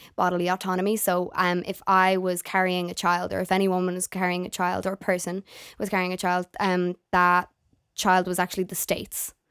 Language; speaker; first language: English; native; English